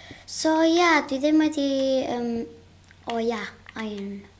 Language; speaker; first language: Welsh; non-native, local second language; English